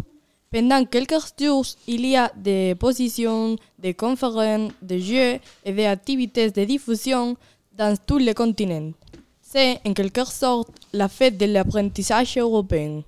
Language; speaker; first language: French; non-native, learner; Galician